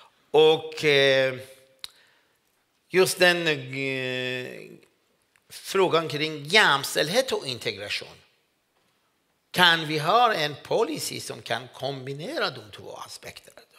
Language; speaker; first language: Swedish; non-native, fluent; Persian